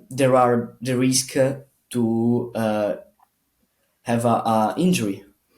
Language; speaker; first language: English; non-native, learner; Italian